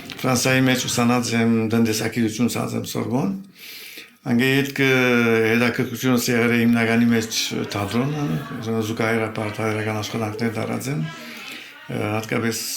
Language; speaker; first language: Armenian; early bilingual, heritage; Armenian